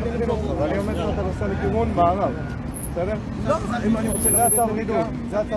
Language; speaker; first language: Hebrew; native; Hebrew